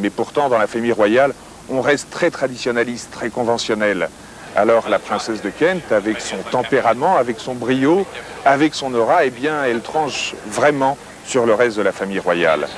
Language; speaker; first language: French; native; French